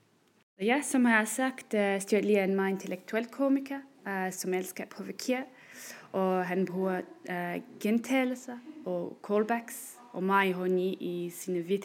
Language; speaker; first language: Danish; non-native, fluent; German